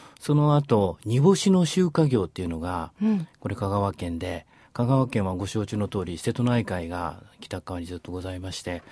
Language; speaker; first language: Japanese; native; Japanese